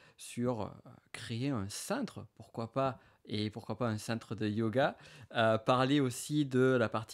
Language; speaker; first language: French; native; French